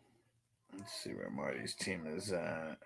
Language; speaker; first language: English; native; English